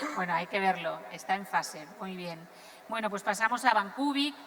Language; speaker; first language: Spanish; non-native, local second language; Galician